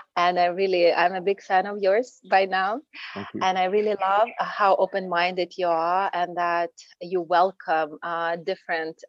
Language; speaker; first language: English; non-native, fluent; Ukrainian